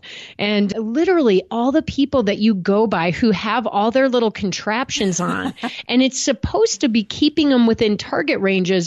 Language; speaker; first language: English; native; English